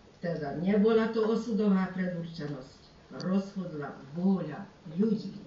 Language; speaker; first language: Slovak; early bilingual, heritage; Slovak